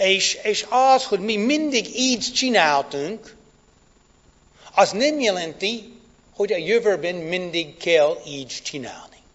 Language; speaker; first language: Hungarian; non-native, fluent; English